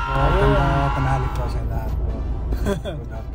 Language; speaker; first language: Filipino; non-native, learner; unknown